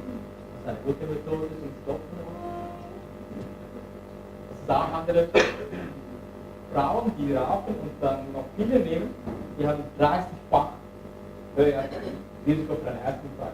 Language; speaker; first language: German; non-native, learner; Turkish